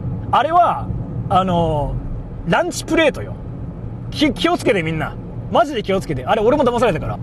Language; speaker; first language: Japanese; native; Japanese